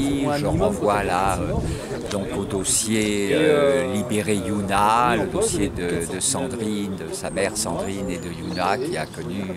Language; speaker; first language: French; native; French